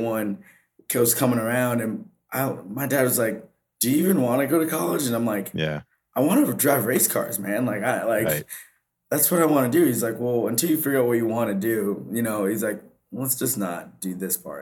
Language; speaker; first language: English; native; English